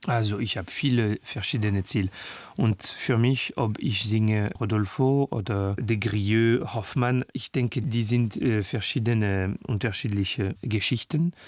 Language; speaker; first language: German; non-native, fluent; French